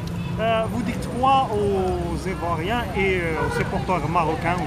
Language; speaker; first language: French; non-native, local second language; Arabic